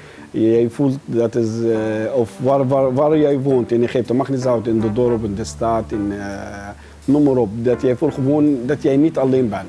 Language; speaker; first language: Dutch; non-native, fluent; Arabic